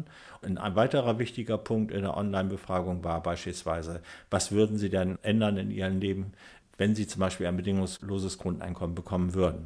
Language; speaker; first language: German; native; German